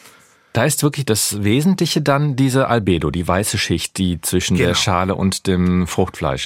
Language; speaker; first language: German; native; German